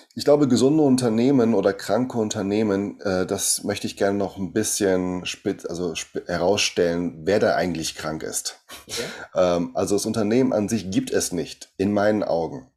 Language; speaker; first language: German; early bilingual, other home language; Portuguese